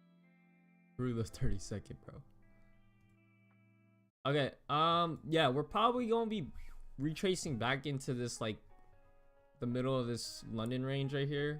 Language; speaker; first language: English; native; English